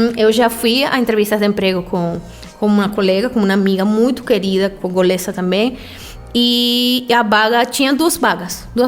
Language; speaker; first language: Portuguese; non-native, fluent; Spanish